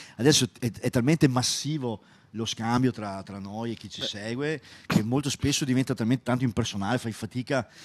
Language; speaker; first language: Italian; native; Italian